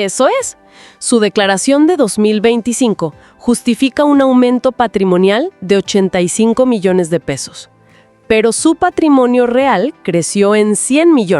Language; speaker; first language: Spanish; native; Spanish